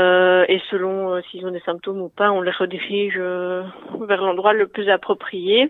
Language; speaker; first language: French; native; French